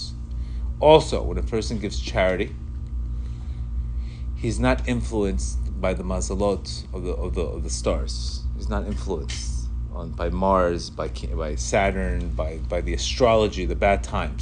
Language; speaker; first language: English; non-native, fluent; Spanish